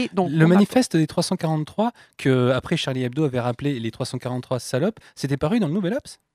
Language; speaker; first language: French; native; French